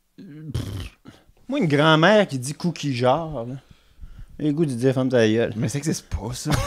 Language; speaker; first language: French; native; French